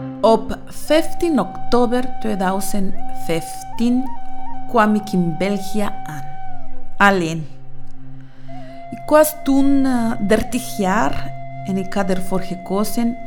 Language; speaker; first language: Dutch; non-native, fluent; Spanish